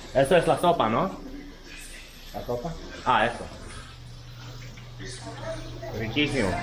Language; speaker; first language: Spanish; non-native, learner; Hebrew